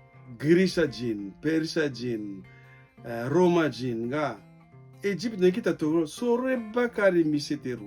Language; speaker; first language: Japanese; non-native, fluent; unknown